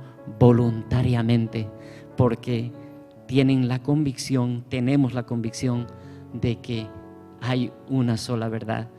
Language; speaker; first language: Spanish; native; Spanish